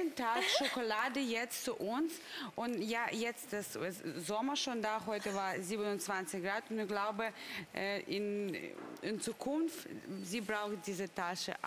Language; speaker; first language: German; non-native, learner; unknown